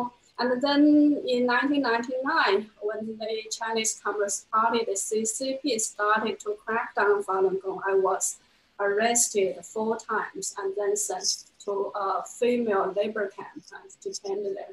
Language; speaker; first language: English; non-native, fluent; Chinese